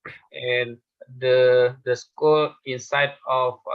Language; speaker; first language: English; non-native, fluent; Indonesian